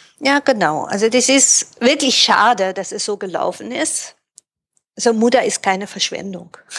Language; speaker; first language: German; native; German